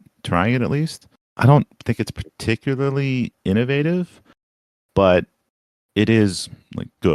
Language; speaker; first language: English; native; English